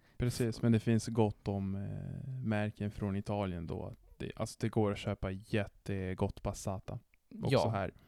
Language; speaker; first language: Swedish; non-native, fluent; Italian